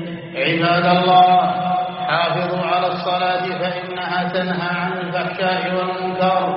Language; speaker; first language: Arabic; native; Arabic